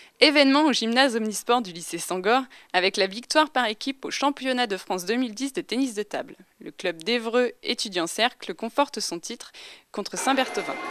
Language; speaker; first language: French; native; French